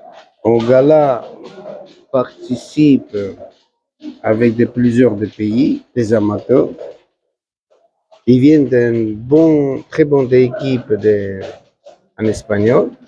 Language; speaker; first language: French; non-native, learner; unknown